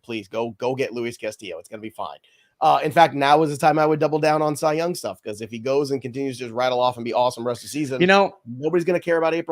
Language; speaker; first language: English; native; English